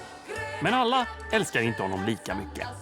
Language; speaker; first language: Swedish; native; Swedish